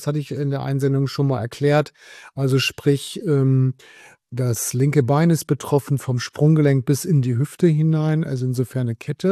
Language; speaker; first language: German; native; German